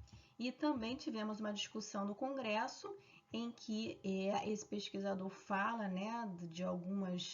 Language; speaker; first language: Portuguese; native; Portuguese